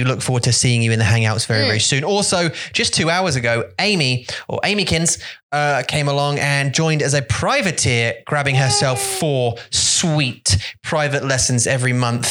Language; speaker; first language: English; native; English